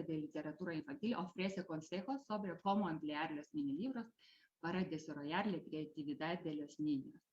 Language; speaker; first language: Spanish; non-native, fluent; Lithuanian